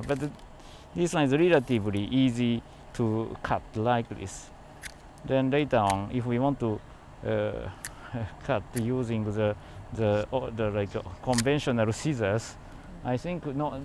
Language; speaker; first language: English; non-native, learner; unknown